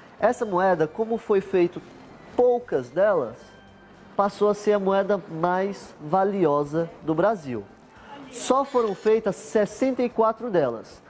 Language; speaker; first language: Portuguese; native; Portuguese